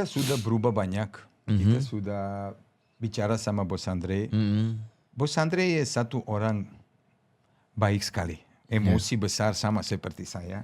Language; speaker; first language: Indonesian; non-native, fluent; Serbian